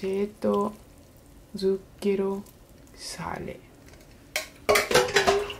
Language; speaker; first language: Italian; non-native, learner; Japanese